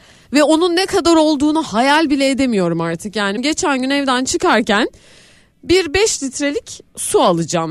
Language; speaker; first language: Turkish; native; Turkish